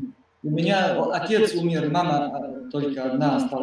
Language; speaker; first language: Russian; non-native, learner; Serbian